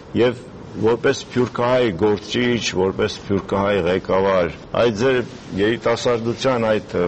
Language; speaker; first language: Armenian; native; Armenian